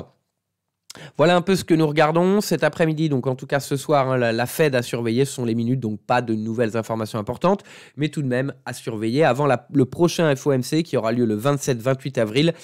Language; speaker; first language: French; native; French